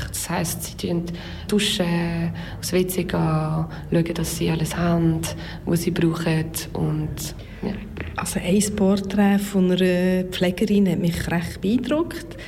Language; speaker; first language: German; non-native, local second language; French